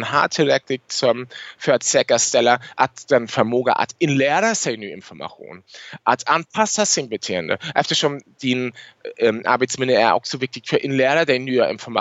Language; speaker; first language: Swedish; non-native, fluent; German